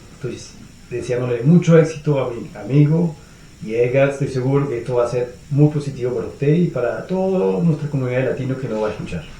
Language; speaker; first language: Spanish; native; Spanish